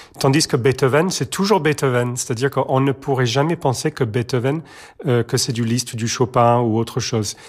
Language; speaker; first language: French; non-native, fluent; Serbian